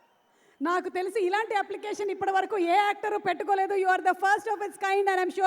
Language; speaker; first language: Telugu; native; Telugu